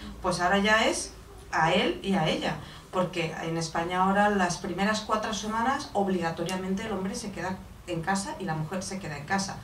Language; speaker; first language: Spanish; native; Spanish